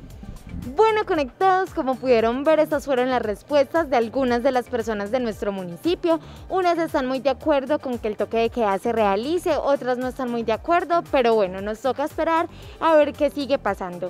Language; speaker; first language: Spanish; native; Spanish